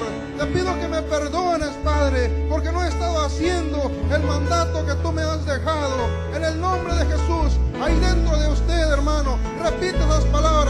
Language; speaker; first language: Spanish; native; Spanish